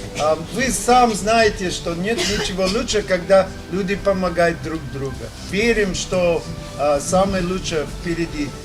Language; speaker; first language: Russian; non-native, learner; English